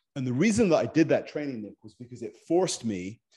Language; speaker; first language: English; native; English